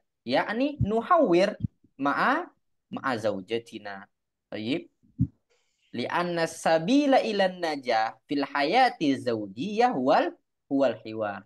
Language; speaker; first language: Arabic; non-native, fluent; Indonesian